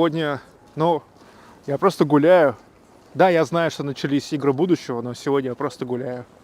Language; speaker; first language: Russian; native; Russian